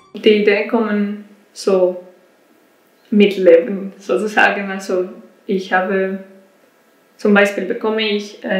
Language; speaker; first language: German; non-native, learner; Spanish